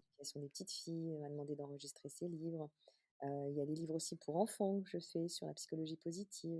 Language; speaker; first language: French; native; French